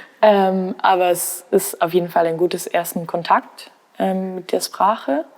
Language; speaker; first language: German; non-native, fluent; Spanish